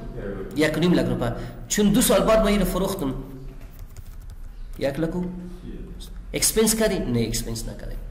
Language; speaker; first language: Persian; non-native, local second language; Pashto